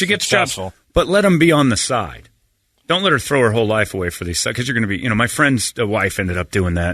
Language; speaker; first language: English; native; English